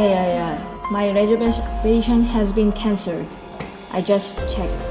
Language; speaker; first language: English; non-native, learner; Korean